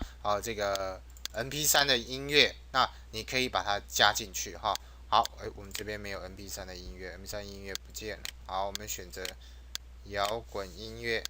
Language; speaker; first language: Chinese; native; Chinese